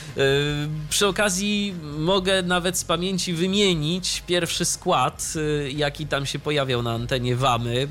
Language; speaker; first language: Polish; native; Polish